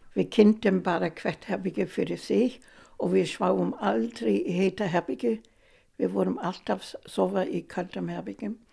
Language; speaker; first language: Icelandic; non-native, fluent; German